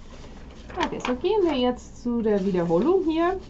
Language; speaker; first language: German; non-native, fluent; English